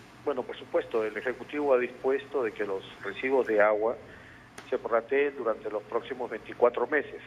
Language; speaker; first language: Spanish; native; Spanish